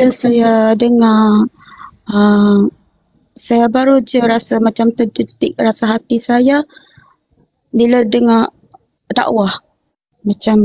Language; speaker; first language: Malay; non-native, local second language; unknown